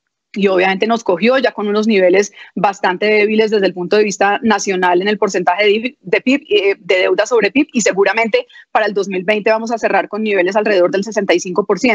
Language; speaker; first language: Spanish; native; Spanish